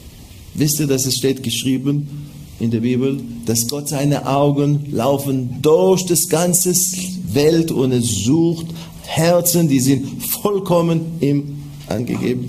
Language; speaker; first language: German; non-native, fluent; Hebrew